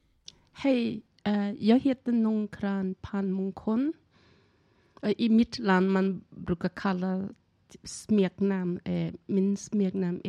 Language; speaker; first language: Swedish; non-native, learner; Thai